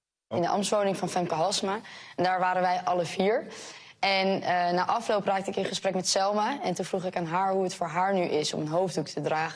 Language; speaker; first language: Dutch; native; Dutch